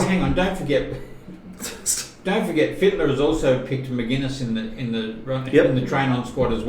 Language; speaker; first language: English; native; English